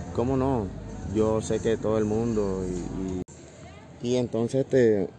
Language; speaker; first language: Spanish; native; Spanish